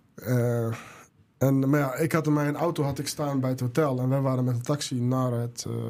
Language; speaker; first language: Dutch; early bilingual, other home language; Arabic